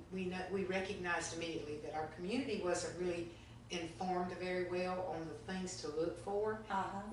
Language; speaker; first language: English; native; English